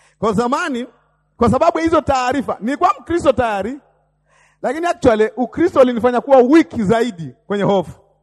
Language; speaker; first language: Swahili; native; Swahili